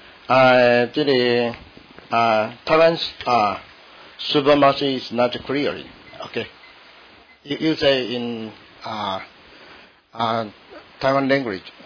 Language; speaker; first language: English; non-native, learner; Min Nan Chinese